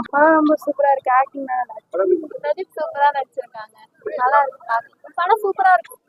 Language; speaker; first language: Tamil; native; Tamil